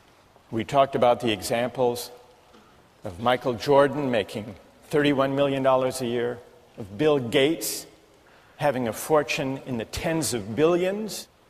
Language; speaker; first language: English; native; English